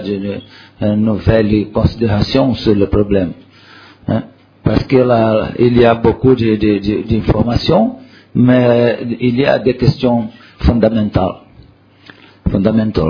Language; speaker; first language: French; non-native, learner; Portuguese